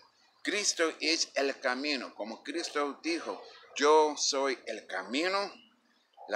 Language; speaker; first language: Spanish; non-native, fluent; English